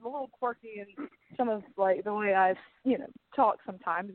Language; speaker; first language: English; native; English